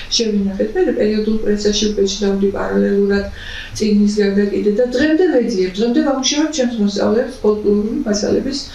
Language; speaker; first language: Georgian; native; Georgian